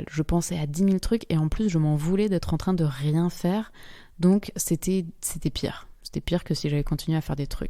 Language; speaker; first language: French; native; French